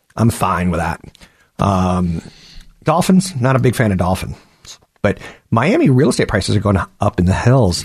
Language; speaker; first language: English; native; English